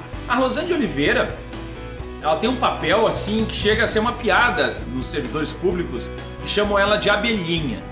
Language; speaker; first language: Portuguese; native; Portuguese